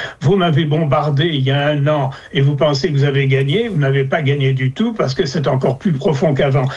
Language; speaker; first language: French; native; French